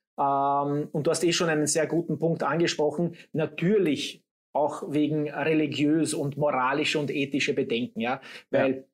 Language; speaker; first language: German; early bilingual, other home language; English